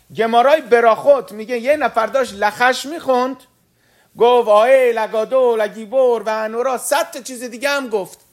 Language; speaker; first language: Persian; early bilingual, heritage; Persian